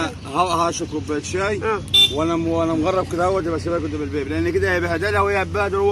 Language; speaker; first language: Arabic; native; Arabic